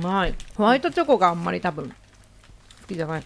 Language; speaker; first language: Japanese; native; Japanese